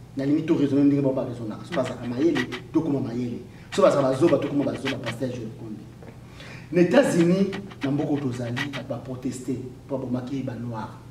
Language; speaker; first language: French; non-native, local second language; Lingala